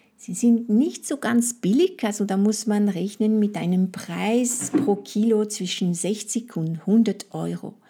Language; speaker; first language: German; non-native, fluent; French